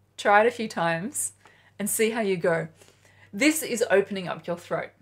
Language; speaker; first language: English; native; English